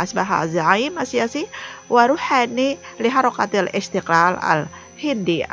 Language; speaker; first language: Arabic; non-native, fluent; Indonesian